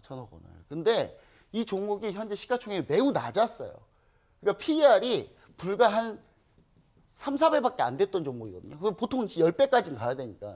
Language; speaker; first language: Korean; native; Korean